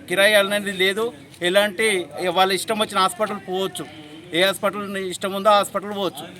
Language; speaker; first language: Telugu; native; Telugu